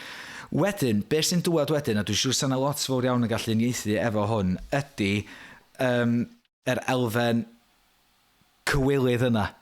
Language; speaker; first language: Welsh; native; Welsh